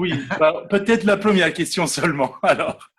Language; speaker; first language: French; non-native, fluent; Turkish